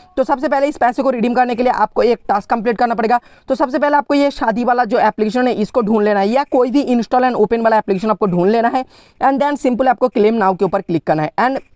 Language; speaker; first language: Hindi; non-native, local second language; Bangla